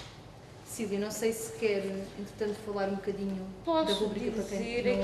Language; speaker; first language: Portuguese; native; Portuguese